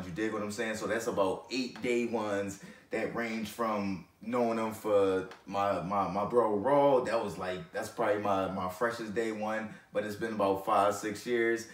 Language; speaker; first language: English; native; English